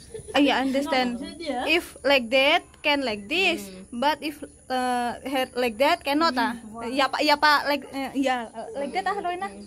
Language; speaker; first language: English; non-native, learner; Indonesian